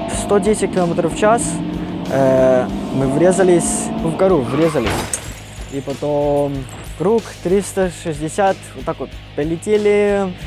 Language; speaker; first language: Russian; non-native, fluent; Cantonese